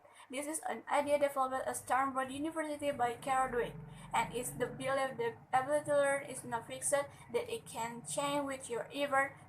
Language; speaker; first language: English; non-native, learner; Indonesian